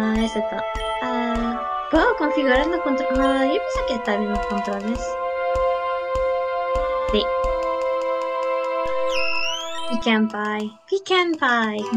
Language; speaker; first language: Spanish; early bilingual, heritage; Spanish